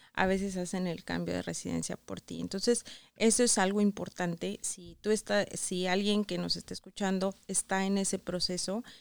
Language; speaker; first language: Spanish; native; Spanish